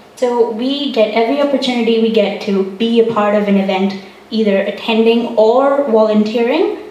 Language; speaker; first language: English; non-native, local second language; Hindi